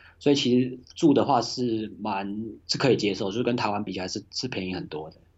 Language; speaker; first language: Chinese; native; Chinese